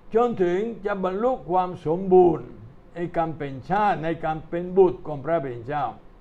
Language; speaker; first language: Thai; non-native, fluent; Italian